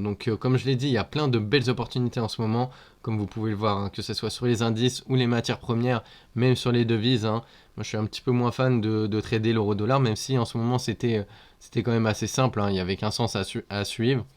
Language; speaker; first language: French; native; French